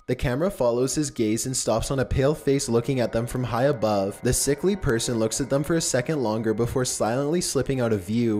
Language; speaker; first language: English; native; English